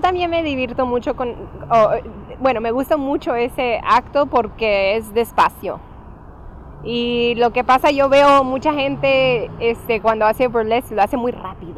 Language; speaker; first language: Spanish; early bilingual, heritage; English